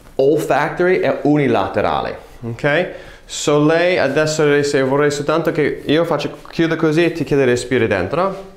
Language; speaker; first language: Italian; non-native, fluent; English